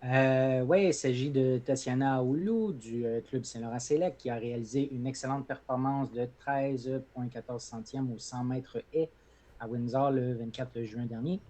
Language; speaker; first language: French; native; French